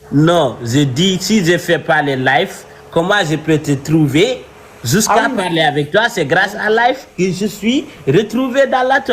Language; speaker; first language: French; non-native, local second language; Fula